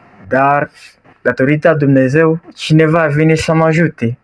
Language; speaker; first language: Romanian; non-native, learner; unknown